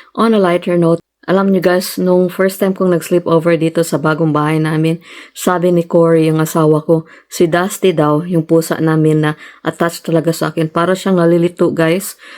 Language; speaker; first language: Filipino; non-native, local second language; Cebuano